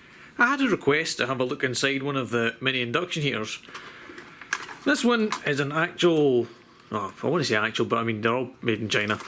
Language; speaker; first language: English; native; English